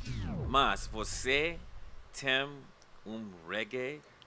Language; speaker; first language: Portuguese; non-native, learner; English